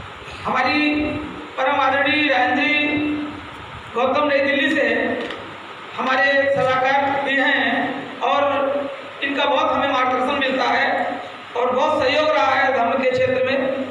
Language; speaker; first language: Hindi; native; Hindi